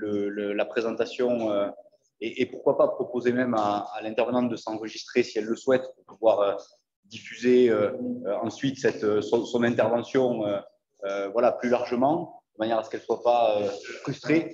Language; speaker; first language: French; native; French